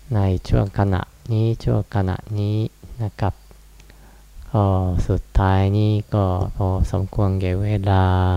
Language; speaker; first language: Thai; non-native, fluent; Japanese